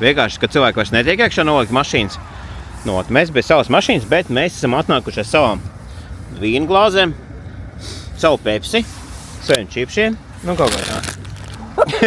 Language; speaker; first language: Latvian; native; Latvian